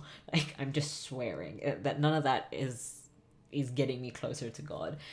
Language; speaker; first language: English; native; English